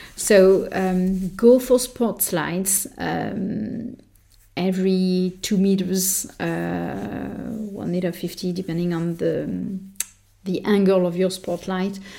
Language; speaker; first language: English; non-native, fluent; French